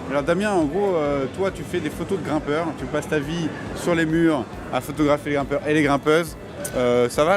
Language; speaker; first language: French; native; French